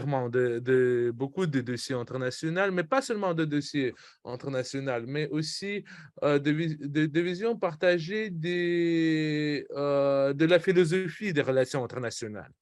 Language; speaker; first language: French; non-native, fluent; Russian